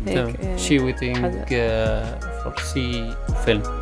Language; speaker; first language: English; non-native, learner; Arabic